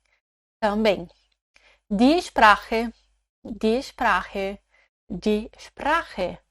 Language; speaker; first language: German; non-native, fluent; Portuguese